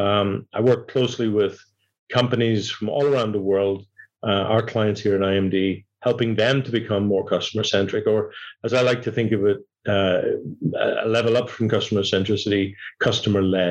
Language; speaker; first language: English; native; English